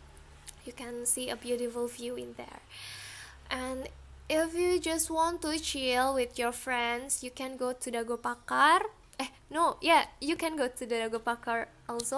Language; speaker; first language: English; non-native, learner; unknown